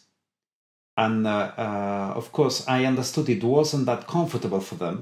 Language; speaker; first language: English; non-native, fluent; Spanish